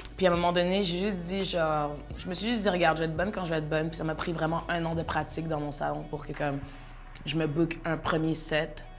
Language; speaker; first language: French; early bilingual, other home language; Bambara